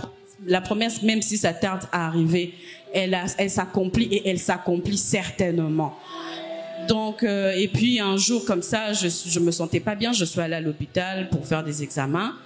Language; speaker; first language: French; non-native, local second language; Lingala